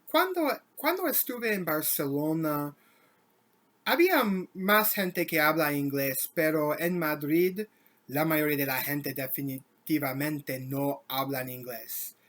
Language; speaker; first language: Spanish; non-native, learner; English